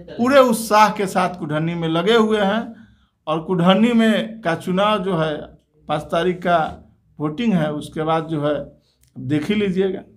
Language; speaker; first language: Hindi; native; Hindi